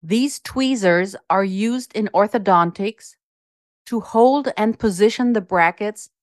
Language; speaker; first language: English; non-native, fluent; German